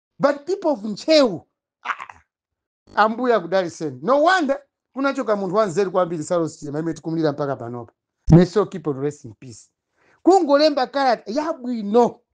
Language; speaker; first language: Nyanja; non-native, local second language; Tumbuka